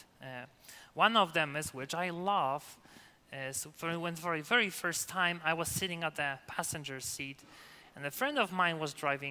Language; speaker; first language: English; non-native, fluent; Polish